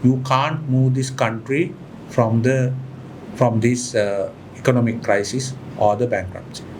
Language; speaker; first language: English; non-native, local second language; Sinhala